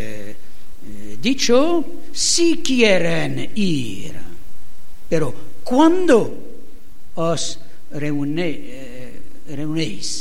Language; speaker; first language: Spanish; non-native, learner; French